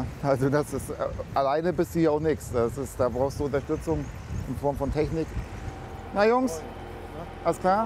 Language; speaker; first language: German; native; German